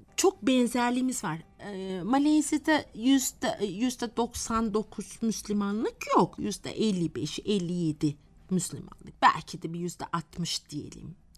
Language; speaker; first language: Turkish; non-native, fluent; Malay